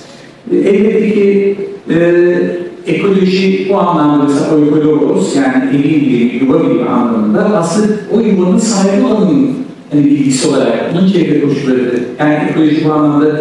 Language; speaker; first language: Turkish; native; Turkish